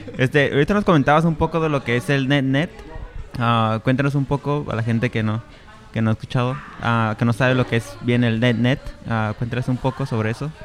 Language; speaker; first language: Spanish; native; Spanish